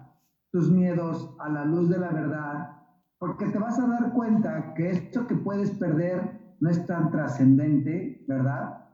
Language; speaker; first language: Spanish; native; Spanish